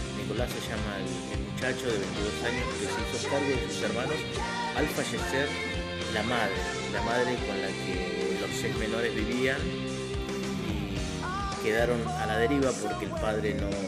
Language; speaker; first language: Spanish; native; Spanish